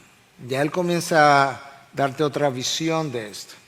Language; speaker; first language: Spanish; native; Spanish